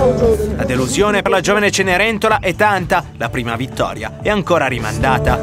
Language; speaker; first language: Italian; native; Italian